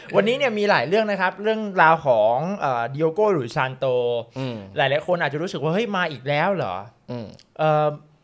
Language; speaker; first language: Thai; native; Thai